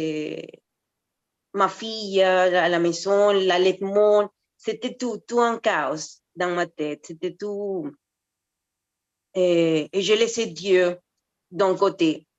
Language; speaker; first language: French; non-native, fluent; Spanish